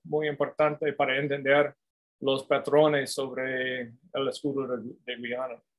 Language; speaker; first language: Spanish; non-native, fluent; English